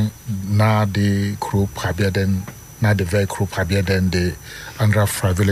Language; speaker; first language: Dutch; non-native, learner; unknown